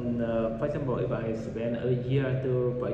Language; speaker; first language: English; non-native, learner; Vietnamese